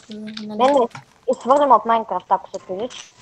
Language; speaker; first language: Bulgarian; native; Bulgarian